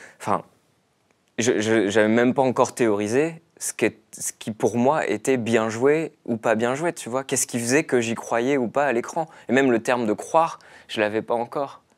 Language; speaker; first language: French; native; French